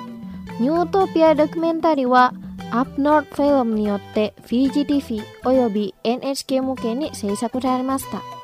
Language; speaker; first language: Japanese; non-native, fluent; Indonesian